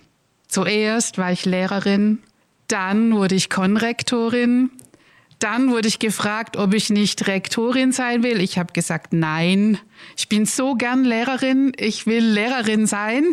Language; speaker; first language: German; native; German